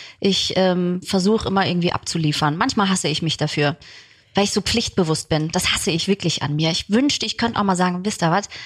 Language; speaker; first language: German; early bilingual, other home language; Turkish